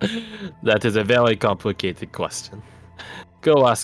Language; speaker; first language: English; native; English